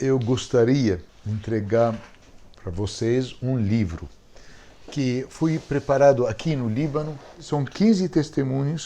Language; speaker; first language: Portuguese; non-native, fluent; Arabic